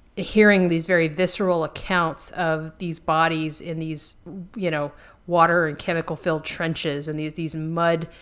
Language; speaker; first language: English; native; English